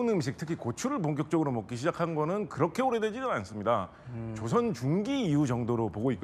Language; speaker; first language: Korean; native; Korean